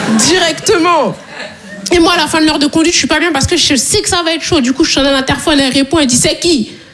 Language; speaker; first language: French; native; French